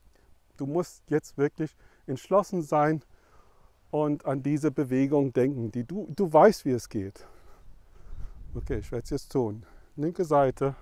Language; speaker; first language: German; non-native, fluent; English